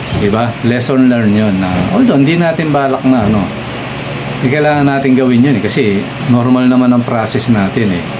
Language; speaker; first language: Filipino; non-native, local second language; Pampanga